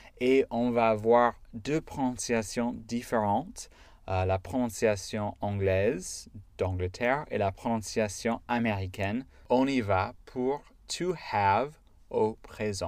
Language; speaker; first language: French; non-native, fluent; English